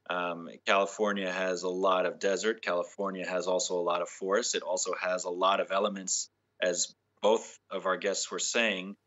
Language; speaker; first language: English; native; English